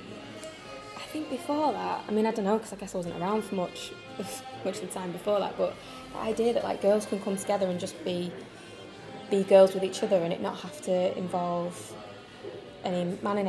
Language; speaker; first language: English; native; English